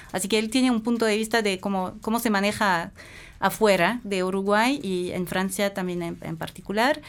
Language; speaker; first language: Spanish; non-native, fluent; French